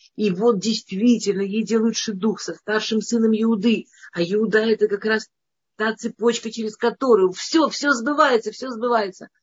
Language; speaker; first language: Russian; native; Russian